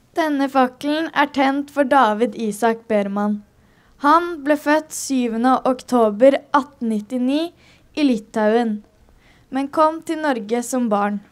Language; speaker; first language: Norwegian; native; Norwegian